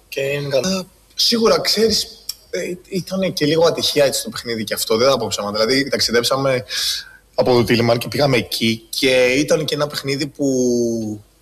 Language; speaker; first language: Greek; early bilingual, other home language; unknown